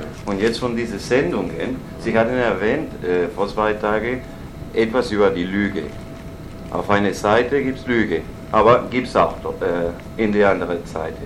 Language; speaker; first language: German; non-native, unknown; Spanish